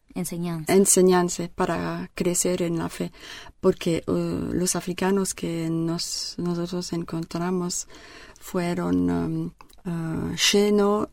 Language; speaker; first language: Spanish; non-native, learner; French